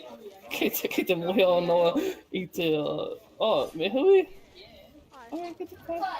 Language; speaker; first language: Māori; non-native, local second language; English